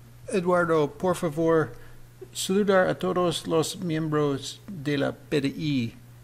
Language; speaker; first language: Spanish; non-native, learner; English